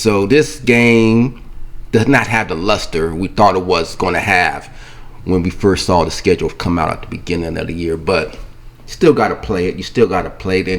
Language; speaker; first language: English; native; English